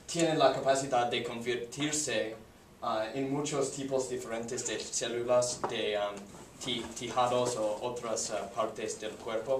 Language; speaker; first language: Spanish; non-native, learner; English